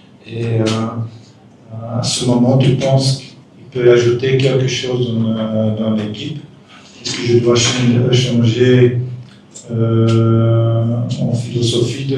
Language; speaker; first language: French; non-native, fluent; Dutch